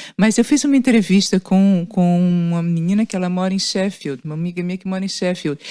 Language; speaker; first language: Portuguese; native; Portuguese